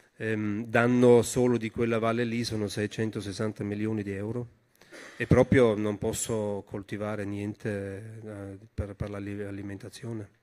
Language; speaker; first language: Italian; non-native, local second language; German